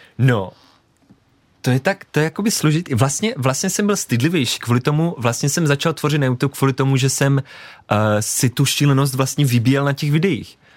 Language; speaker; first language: Czech; native; Czech